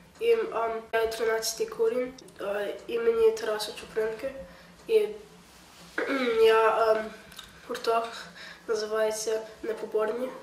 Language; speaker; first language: Ukrainian; early bilingual, heritage; Ukrainian